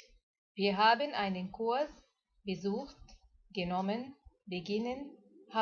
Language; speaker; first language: German; non-native, fluent; Arabic